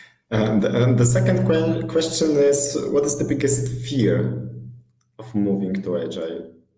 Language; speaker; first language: English; non-native, fluent; Polish